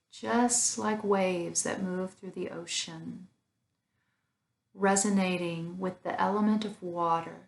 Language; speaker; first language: English; native; English